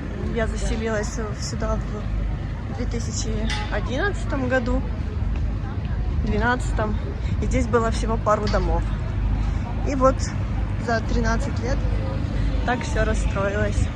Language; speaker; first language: Russian; native; Russian